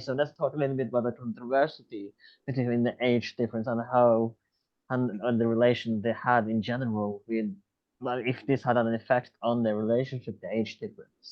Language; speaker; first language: English; non-native, fluent; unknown